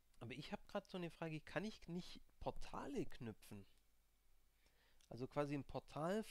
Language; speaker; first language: German; native; German